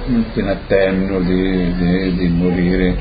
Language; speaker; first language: Italian; early bilingual, heritage; Portuguese